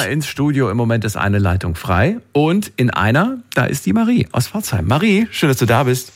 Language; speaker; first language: German; native; German